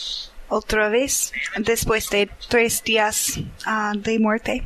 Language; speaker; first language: Spanish; non-native, learner; English